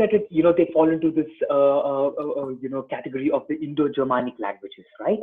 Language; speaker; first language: English; non-native, local second language; Tamil